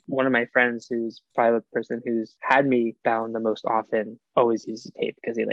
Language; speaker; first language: English; native; English